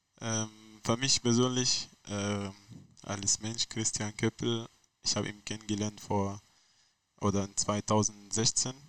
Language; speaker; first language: German; non-native, learner; Arabic